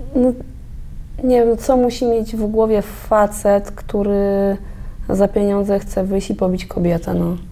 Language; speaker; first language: Polish; native; Polish